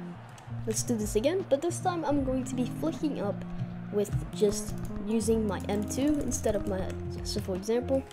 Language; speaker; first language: English; native; English